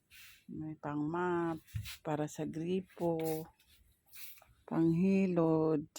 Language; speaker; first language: Filipino; native; Filipino